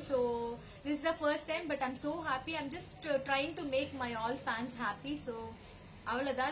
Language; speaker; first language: Tamil; non-native, learner; Telugu